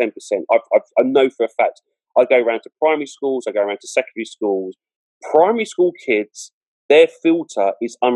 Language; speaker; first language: English; native; English